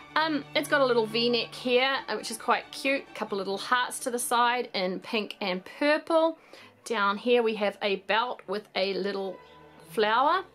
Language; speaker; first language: English; native; English